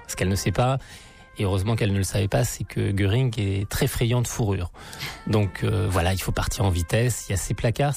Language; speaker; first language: French; native; French